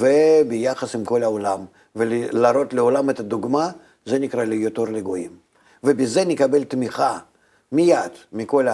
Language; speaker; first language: Hebrew; non-native, fluent; Russian